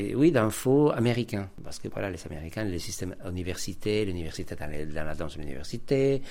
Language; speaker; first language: French; non-native, fluent; Spanish